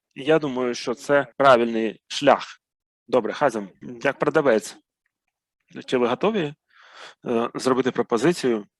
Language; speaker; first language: Ukrainian; non-native, fluent; Arabic